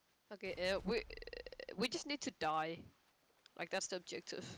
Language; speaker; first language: English; non-native, fluent; Danish